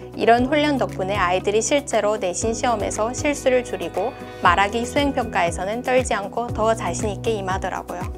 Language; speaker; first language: Korean; non-native, fluent; Chinese